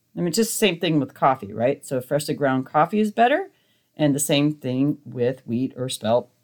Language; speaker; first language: English; native; English